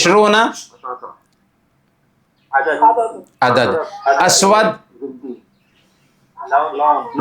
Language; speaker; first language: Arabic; non-native, fluent; Urdu